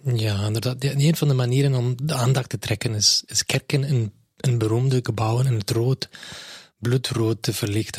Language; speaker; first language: Dutch; non-native, fluent; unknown